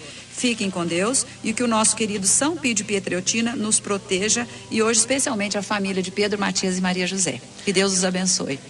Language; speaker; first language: Portuguese; native; Portuguese